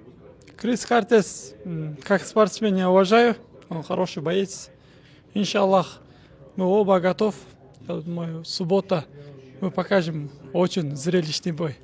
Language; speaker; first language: Russian; non-native, local second language; Kyrgyz